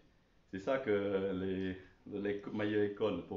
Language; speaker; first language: French; non-native, learner; Chinese